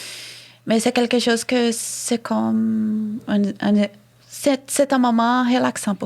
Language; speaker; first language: French; non-native, fluent; Portuguese